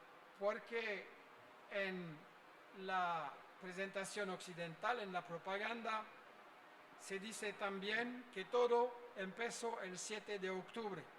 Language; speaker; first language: Spanish; non-native, fluent; French